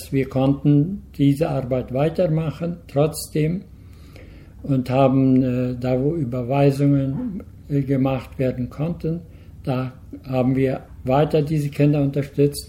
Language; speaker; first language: German; early bilingual, heritage; Low German